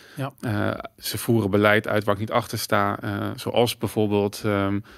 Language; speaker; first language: Dutch; early bilingual, other home language; English